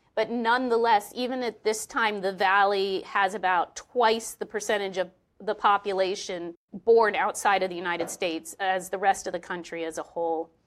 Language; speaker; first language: English; native; English